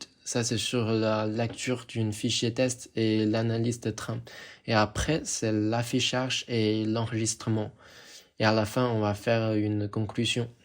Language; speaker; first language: French; non-native, fluent; Chinese